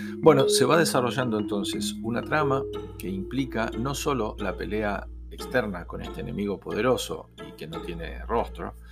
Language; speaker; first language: Spanish; native; Spanish